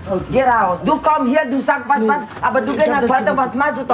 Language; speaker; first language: German; non-native, learner; Indonesian